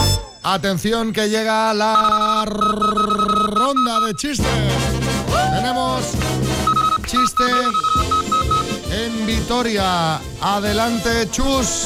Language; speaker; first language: Spanish; native; Spanish